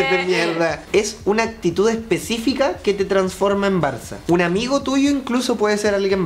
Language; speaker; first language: Spanish; native; Spanish